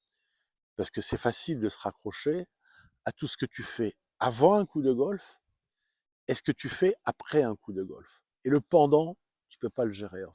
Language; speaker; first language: French; native; French